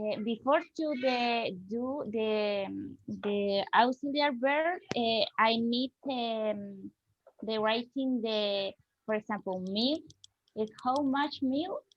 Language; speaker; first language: English; non-native, learner; Spanish